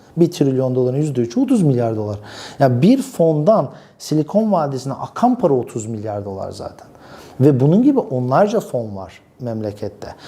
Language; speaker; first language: Turkish; early bilingual, other home language; English